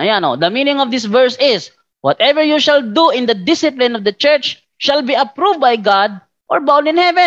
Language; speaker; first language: English; non-native, local second language; Filipino